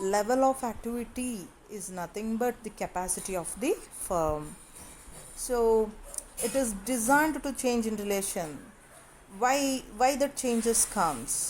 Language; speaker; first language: English; non-native, local second language; Kannada